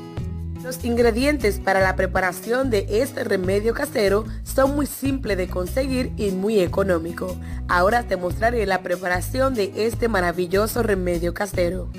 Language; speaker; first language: Spanish; native; Spanish